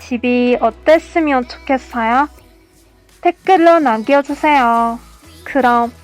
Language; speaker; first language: Korean; non-native, learner; Persian